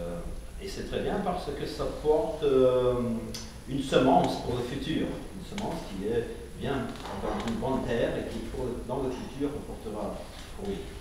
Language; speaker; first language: French; non-native, fluent; Ukrainian